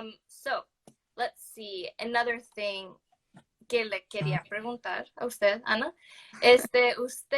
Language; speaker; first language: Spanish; early bilingual, other home language; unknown